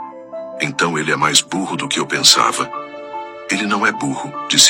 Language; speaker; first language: Portuguese; native; Portuguese